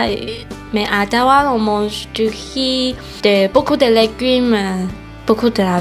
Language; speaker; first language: French; non-native, learner; Chinese